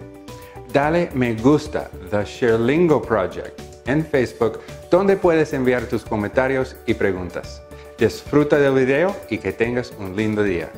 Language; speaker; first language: Spanish; non-native, fluent; English